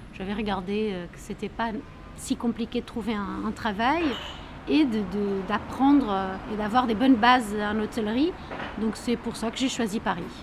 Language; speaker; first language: French; non-native, fluent; Portuguese